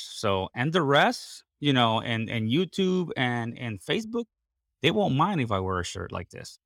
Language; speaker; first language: English; non-native, fluent; Spanish